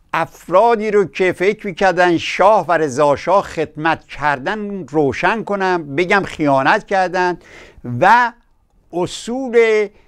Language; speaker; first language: Persian; native; Persian